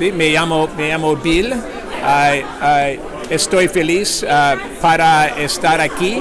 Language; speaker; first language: Spanish; non-native, learner; English